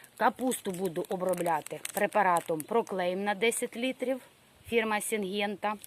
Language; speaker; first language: Ukrainian; non-native, local second language; Russian